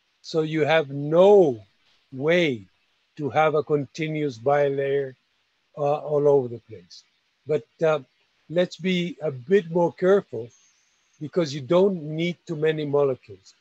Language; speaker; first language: English; non-native, fluent; Spanish